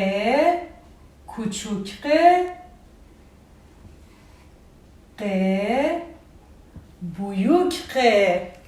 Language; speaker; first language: Turkish; non-native, fluent; Persian